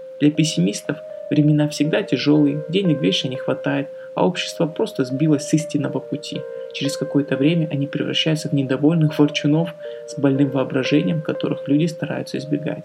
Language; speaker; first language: Russian; native; Russian